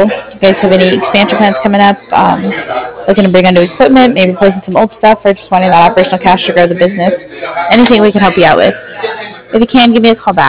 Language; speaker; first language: English; native; English